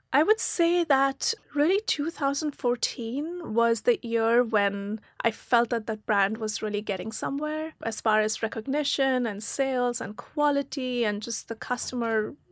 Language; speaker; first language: English; non-native, local second language; Hindi